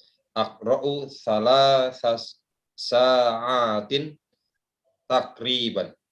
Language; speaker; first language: Arabic; non-native, learner; Indonesian